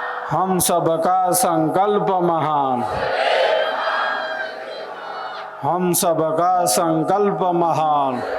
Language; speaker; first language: Hindi; native; Hindi